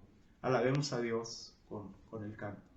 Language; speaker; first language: Spanish; native; Spanish